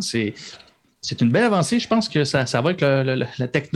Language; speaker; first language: French; native; French